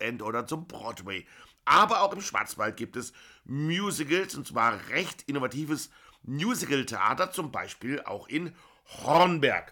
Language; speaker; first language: German; native; German